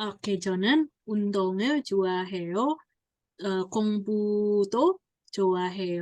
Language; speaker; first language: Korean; non-native, fluent; Indonesian